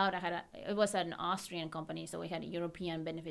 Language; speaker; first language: English; non-native, fluent; Spanish